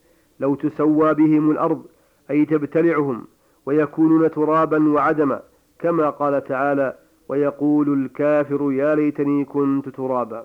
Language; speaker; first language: Arabic; native; Arabic